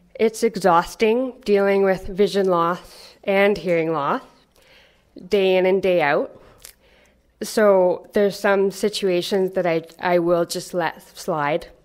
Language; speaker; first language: English; native; English